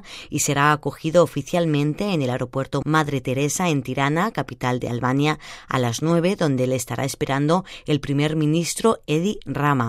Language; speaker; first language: Spanish; native; Spanish